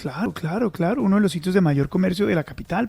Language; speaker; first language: Spanish; native; Spanish